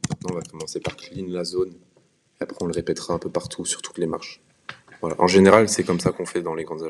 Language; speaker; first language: French; native; French